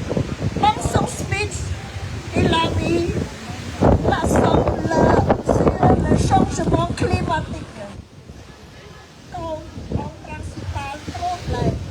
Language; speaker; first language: French; non-native, fluent; Khmer